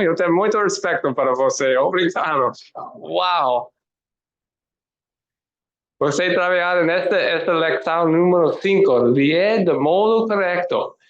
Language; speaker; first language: Portuguese; non-native, learner; English